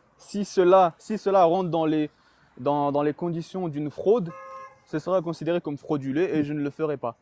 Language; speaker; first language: French; early bilingual, other home language; Chechen